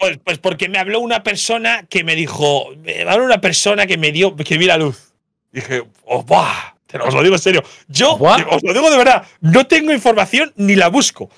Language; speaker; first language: Spanish; native; Spanish